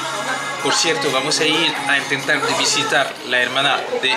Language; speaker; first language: Spanish; non-native, fluent; French